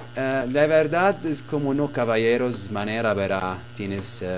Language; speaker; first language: Spanish; non-native, learner; Arabic